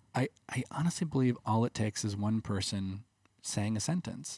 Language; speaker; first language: English; native; English